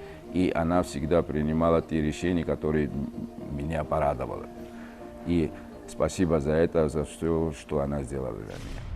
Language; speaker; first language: Russian; non-native, fluent; Georgian